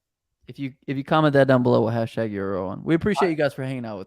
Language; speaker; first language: English; native; English